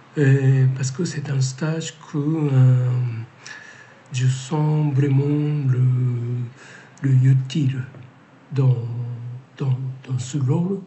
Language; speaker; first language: French; non-native, learner; Japanese